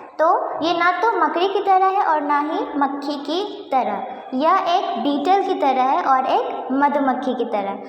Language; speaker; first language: Hindi; native; Hindi